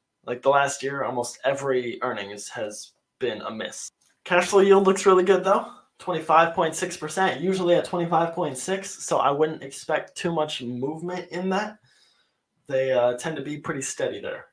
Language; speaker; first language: English; native; English